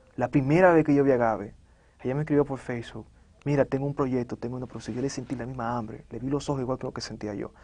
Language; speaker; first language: Spanish; native; Spanish